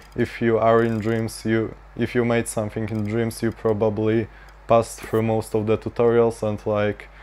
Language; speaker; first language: English; non-native, fluent; Polish